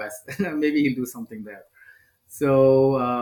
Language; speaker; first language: English; non-native, local second language; Hindi